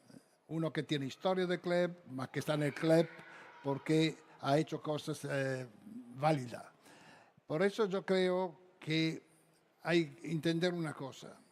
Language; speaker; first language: Spanish; non-native, fluent; Italian